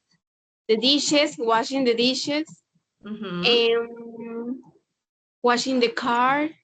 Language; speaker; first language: English; non-native, learner; Spanish